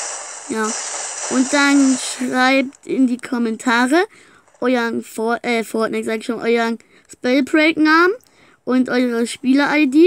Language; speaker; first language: German; native; German